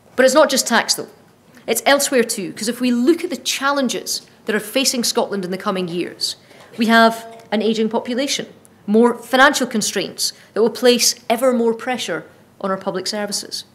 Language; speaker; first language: English; native; English